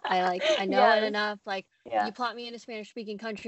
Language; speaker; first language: English; native; English